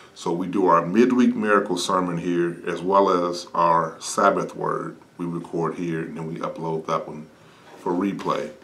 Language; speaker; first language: English; native; English